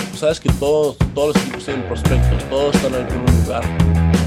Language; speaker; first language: Spanish; native; Spanish